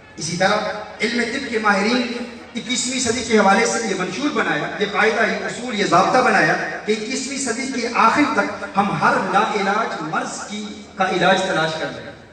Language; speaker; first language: Urdu; early bilingual, heritage; Urdu